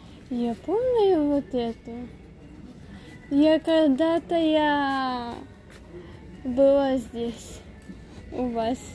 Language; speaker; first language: Russian; early bilingual, heritage; Hebrew